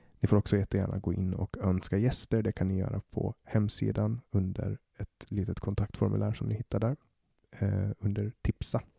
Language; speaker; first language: Swedish; native; Swedish